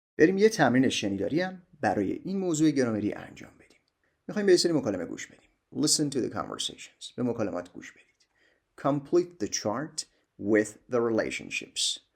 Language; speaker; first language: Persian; native; Persian